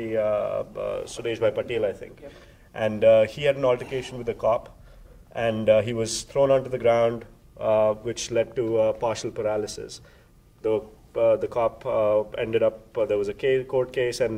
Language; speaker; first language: English; non-native, local second language; Hindi